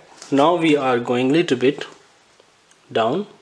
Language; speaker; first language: English; non-native, fluent; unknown